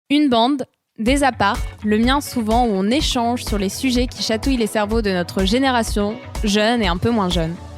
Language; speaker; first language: French; native; French